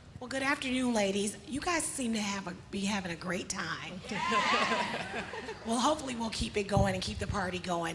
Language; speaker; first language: English; native; English